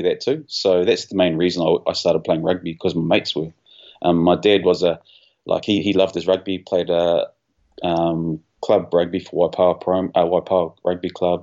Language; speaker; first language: English; native; English